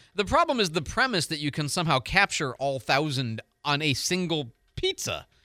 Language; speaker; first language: English; native; English